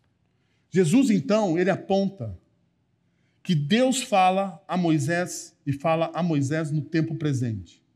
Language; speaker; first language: Portuguese; native; Portuguese